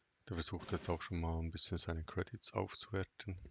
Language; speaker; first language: German; native; German